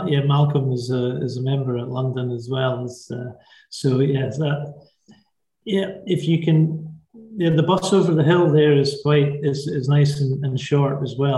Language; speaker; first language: English; native; English